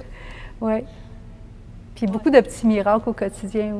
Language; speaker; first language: French; native; French